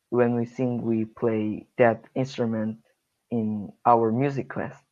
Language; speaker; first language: English; non-native, learner; Korean